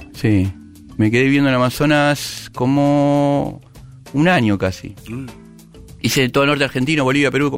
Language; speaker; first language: Spanish; native; Spanish